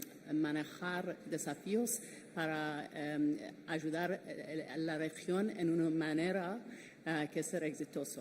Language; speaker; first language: Spanish; non-native, fluent; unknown